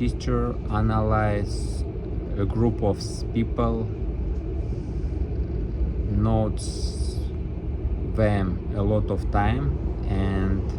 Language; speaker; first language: English; non-native, learner; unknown